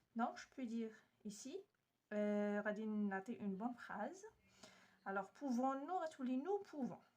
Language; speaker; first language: French; non-native, local second language; Arabic